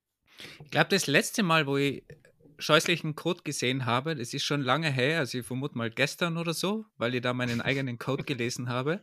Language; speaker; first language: German; native; German